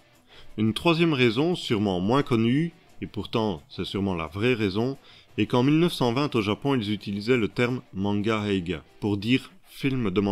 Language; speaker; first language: French; native; French